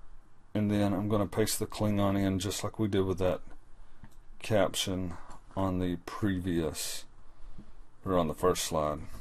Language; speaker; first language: English; native; English